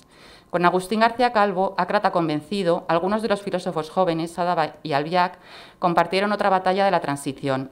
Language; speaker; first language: Spanish; native; Spanish